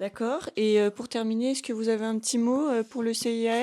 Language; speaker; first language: French; native; French